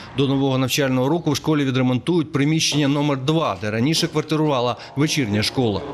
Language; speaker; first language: Ukrainian; native; Ukrainian